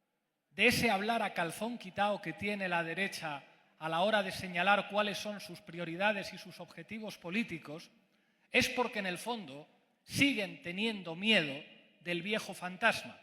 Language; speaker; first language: Spanish; native; Spanish